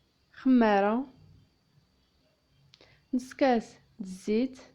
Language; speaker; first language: Arabic; native; Arabic